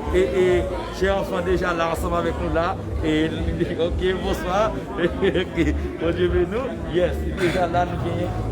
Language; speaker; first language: French; non-native, local second language; Haitian Creole